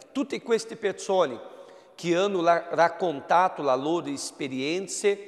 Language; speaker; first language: Italian; non-native, fluent; Portuguese